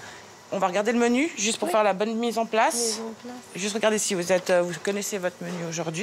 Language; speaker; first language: French; native; French